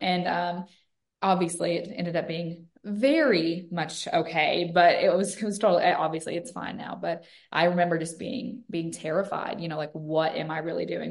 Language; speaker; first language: English; native; English